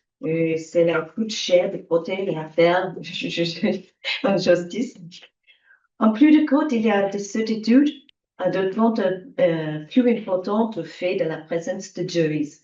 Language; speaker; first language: French; non-native, learner; English